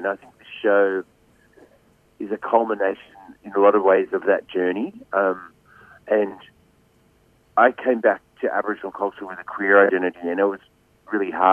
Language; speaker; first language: English; native; English